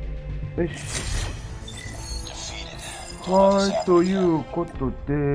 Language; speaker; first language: Japanese; native; Japanese